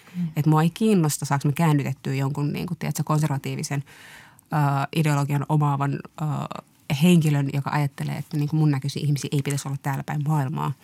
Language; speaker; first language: Finnish; early bilingual, other home language; Somali